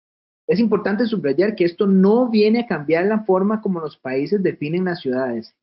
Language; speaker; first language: Spanish; native; Spanish